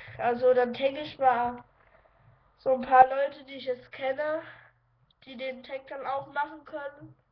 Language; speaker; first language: German; native; German